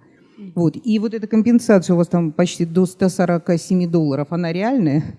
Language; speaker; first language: Russian; native; Russian